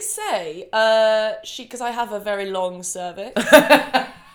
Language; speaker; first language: English; native; English